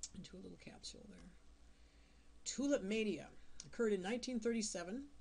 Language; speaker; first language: English; native; English